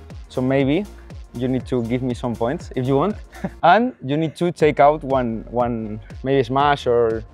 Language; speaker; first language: English; non-native, learner; Spanish